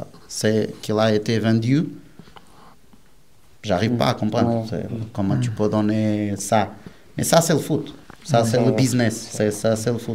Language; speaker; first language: French; non-native, learner; Portuguese